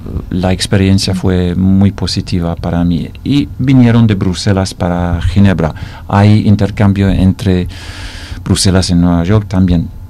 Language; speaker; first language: Spanish; non-native, fluent; English